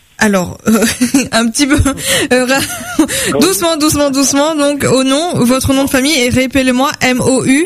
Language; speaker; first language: French; native; French